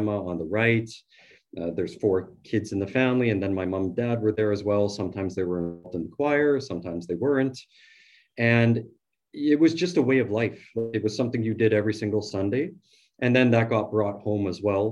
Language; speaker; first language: English; native; English